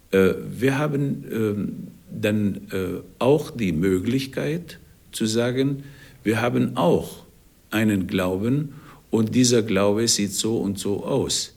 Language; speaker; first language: German; non-native, fluent; Arabic